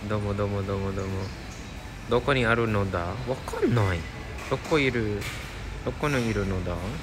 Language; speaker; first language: Japanese; non-native, learner; English